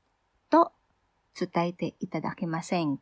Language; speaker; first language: Japanese; non-native, fluent; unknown